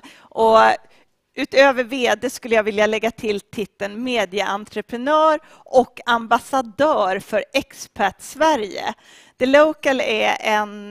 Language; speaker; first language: Swedish; native; Swedish